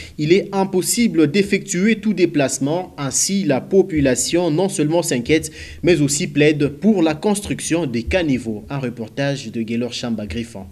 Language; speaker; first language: French; non-native, local second language; Swahili